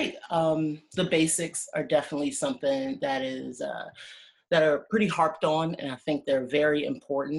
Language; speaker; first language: English; native; English